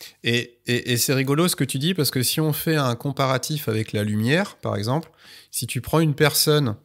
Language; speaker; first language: French; native; French